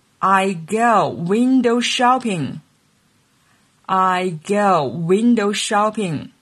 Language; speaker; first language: English; non-native, fluent; Chinese